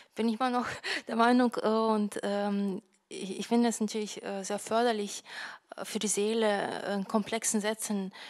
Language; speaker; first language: German; non-native, fluent; Ukrainian